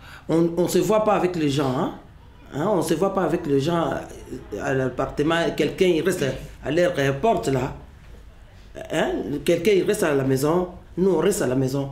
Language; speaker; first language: French; non-native, local second language; Lingala